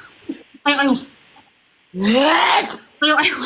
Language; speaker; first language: Filipino; non-native, learner; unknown